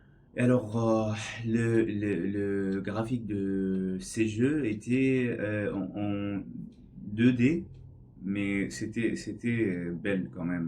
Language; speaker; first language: French; non-native, learner; English